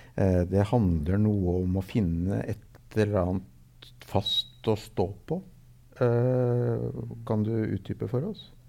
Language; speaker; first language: Norwegian; native; Norwegian